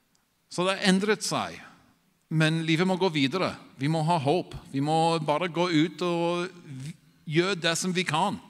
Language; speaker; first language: Norwegian; non-native, fluent; English